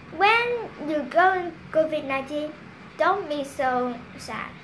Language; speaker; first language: English; non-native, learner; Vietnamese